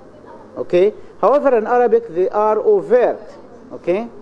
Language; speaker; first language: English; non-native, fluent; Arabic